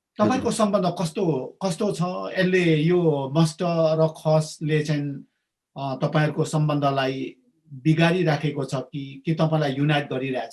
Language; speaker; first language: Nepali; non-native, local second language; Limbu